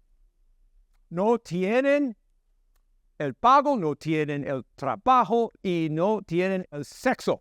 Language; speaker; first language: Spanish; non-native, learner; English